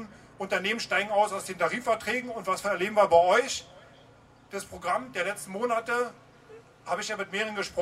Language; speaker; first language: German; native; German